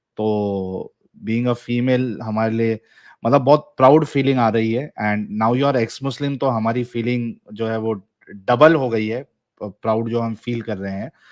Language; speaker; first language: Hindi; native; Hindi